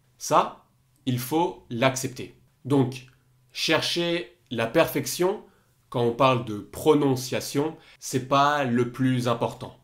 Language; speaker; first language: French; native; French